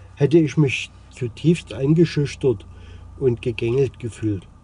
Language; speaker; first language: German; native; German